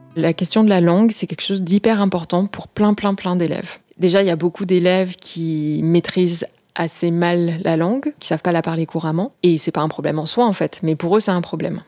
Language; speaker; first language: French; native; French